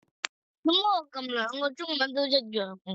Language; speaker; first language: Chinese; early bilingual, heritage; Cantonese